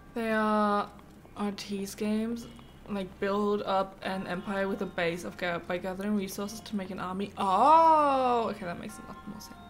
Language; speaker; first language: English; non-native, fluent; German